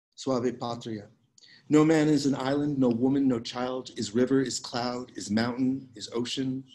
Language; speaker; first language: English; native; English